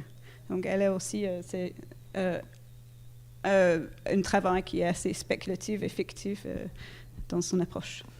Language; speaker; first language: French; non-native, fluent; English